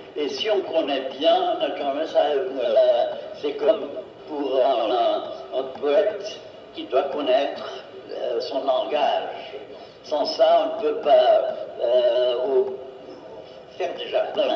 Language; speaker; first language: French; non-native, fluent; Portuguese